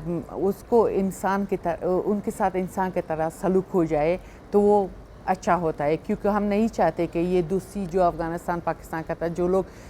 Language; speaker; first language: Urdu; non-native, fluent; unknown